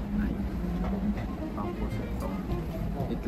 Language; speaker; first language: Japanese; non-native, learner; Filipino